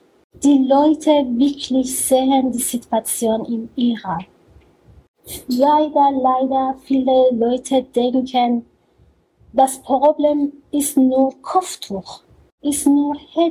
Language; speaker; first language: German; non-native, learner; Persian